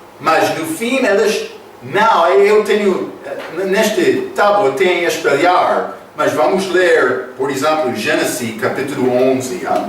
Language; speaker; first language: Portuguese; non-native, fluent; English